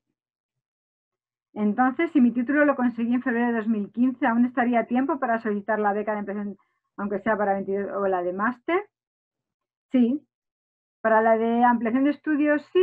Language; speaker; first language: Spanish; native; Spanish